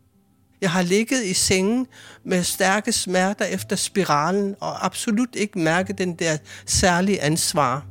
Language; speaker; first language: Swedish; non-native, fluent; Kalaallisut